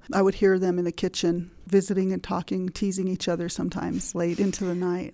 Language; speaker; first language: English; native; English